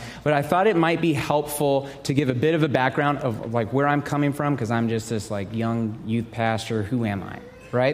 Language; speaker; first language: English; native; English